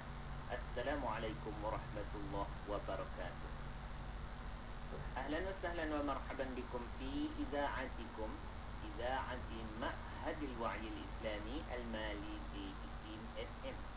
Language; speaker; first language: Arabic; non-native, fluent; Malay